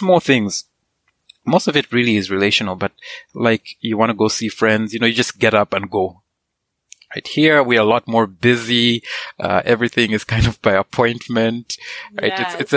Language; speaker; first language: English; non-native, local second language; Nyanja